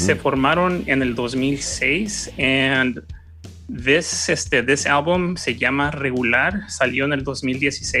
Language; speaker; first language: Spanish; early bilingual, heritage; Spanish